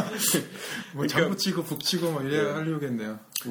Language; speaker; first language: Korean; native; Korean